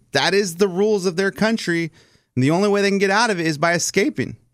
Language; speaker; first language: English; early bilingual, other home language; Spanish